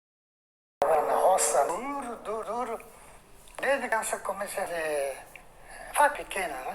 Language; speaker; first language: Portuguese; non-native, learner; Japanese